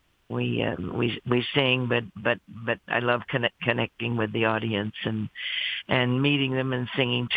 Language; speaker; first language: English; native; English